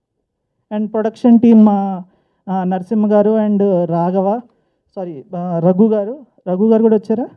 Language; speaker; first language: Telugu; native; Telugu